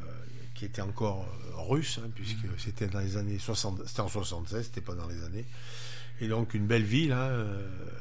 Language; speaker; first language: French; native; French